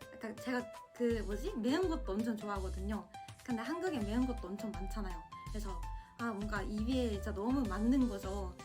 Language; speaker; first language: Korean; non-native, fluent; Japanese